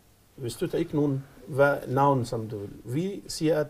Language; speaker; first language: Danish; non-native, fluent; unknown